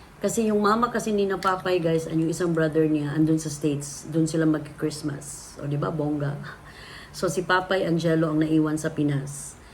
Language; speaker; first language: Filipino; native; Filipino